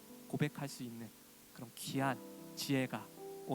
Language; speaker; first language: Korean; native; Korean